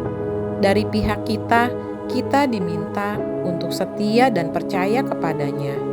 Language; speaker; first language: Indonesian; native; Indonesian